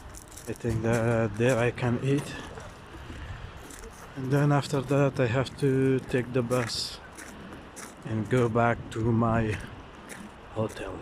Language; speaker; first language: English; non-native, learner; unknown